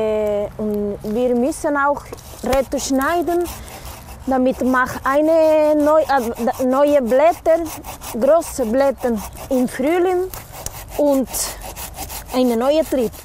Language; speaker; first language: German; non-native, learner; Dutch